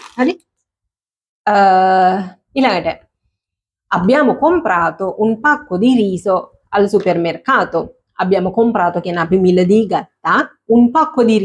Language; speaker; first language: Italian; non-native, fluent; Sinhala